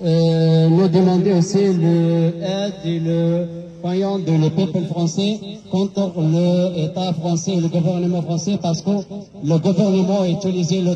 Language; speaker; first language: French; non-native, learner; Arabic